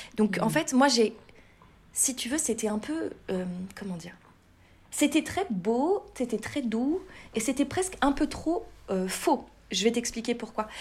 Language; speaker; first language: French; native; French